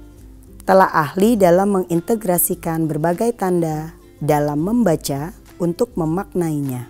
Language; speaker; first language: Indonesian; native; Indonesian